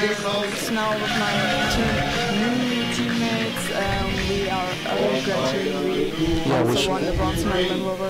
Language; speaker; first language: English; non-native, fluent; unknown